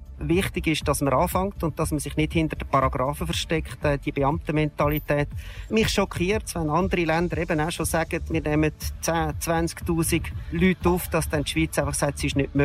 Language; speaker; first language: German; native; German